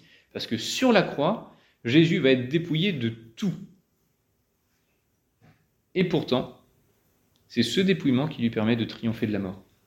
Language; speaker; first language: French; native; French